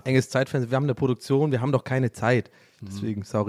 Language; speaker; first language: German; native; German